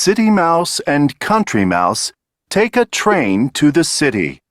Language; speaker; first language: English; non-native, learner; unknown